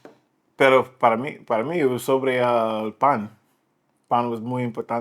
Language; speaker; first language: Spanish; non-native, learner; English